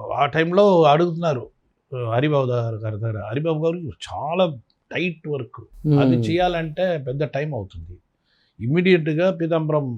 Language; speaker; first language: Telugu; non-native, fluent; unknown